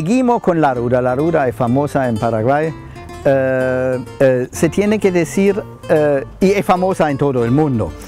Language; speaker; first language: Spanish; non-native, fluent; German